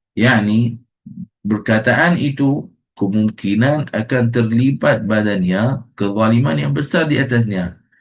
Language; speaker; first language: Malay; non-native, fluent; Arabic